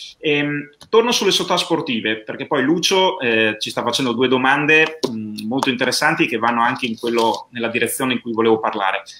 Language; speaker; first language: Italian; native; Italian